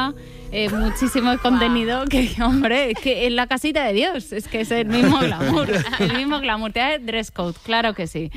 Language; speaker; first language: Spanish; native; Spanish